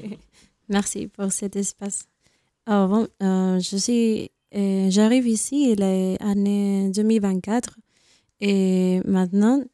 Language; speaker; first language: French; non-native, learner; Spanish